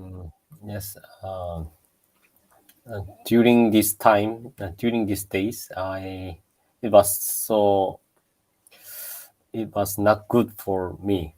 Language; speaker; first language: English; non-native, learner; Japanese